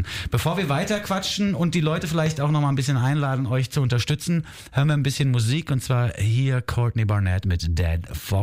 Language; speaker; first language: German; native; German